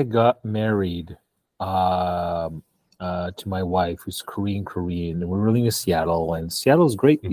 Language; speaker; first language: English; native; English